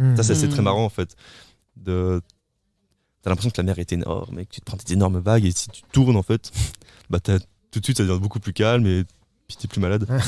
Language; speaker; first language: French; native; French